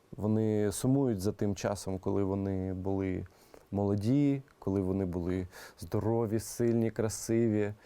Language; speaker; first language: Ukrainian; non-native, local second language; Russian